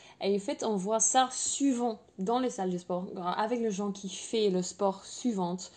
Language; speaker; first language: French; non-native, fluent; English